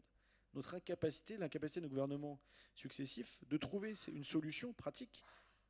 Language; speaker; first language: French; native; French